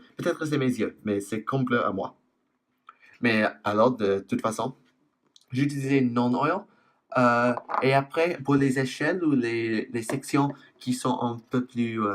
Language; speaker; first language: French; non-native, fluent; English